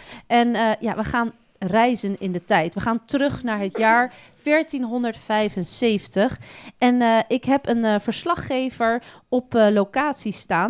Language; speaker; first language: Dutch; native; Dutch